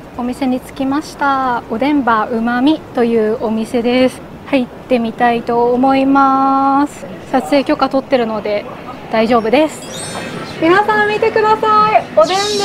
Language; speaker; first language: Japanese; native; Japanese